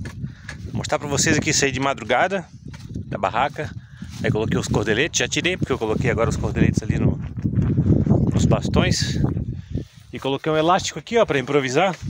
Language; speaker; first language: Portuguese; native; Portuguese